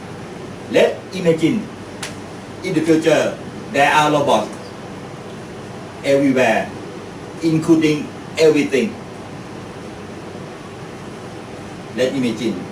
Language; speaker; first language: English; non-native, learner; Thai